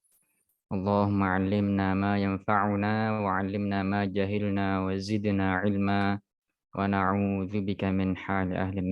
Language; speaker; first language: Arabic; non-native, fluent; Indonesian